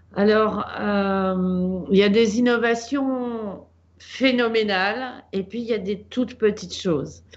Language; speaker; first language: French; native; French